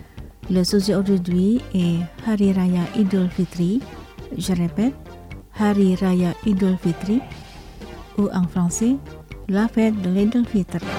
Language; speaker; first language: French; non-native, fluent; Indonesian